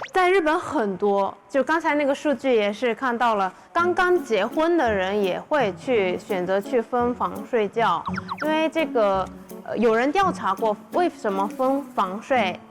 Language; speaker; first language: Chinese; non-native, fluent; Japanese